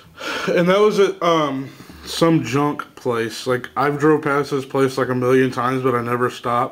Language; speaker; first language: English; native; English